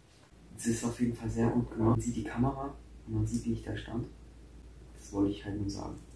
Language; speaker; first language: German; native; German